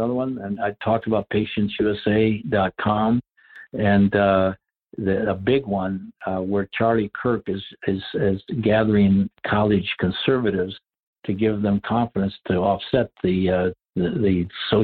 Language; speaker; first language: English; native; English